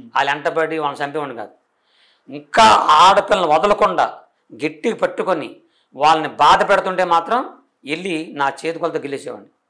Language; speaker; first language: Telugu; non-native, local second language; Koya